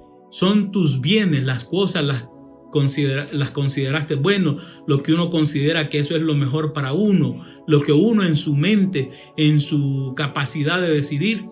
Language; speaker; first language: Spanish; native; Spanish